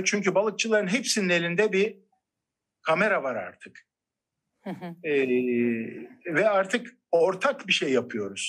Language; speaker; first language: Turkish; native; Turkish